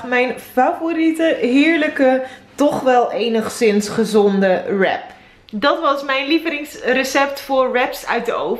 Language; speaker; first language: Dutch; native; Dutch